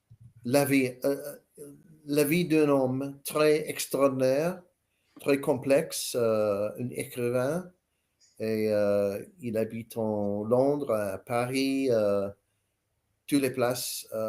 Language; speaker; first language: French; non-native, learner; English